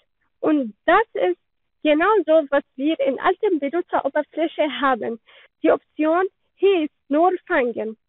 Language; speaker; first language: German; non-native, learner; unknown